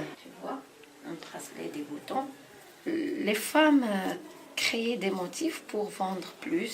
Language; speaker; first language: French; non-native, local second language; Arabic